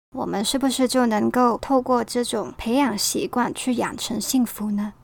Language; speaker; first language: Chinese; non-native, local second language; Cantonese